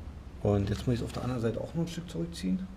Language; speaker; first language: German; native; German